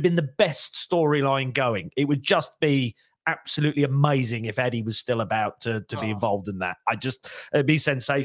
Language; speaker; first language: English; native; English